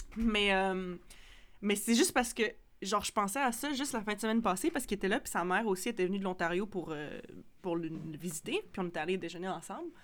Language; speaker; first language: French; native; French